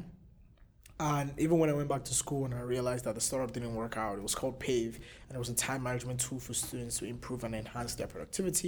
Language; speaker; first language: English; non-native, local second language; Yoruba